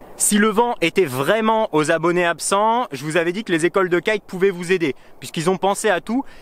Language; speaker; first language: French; native; French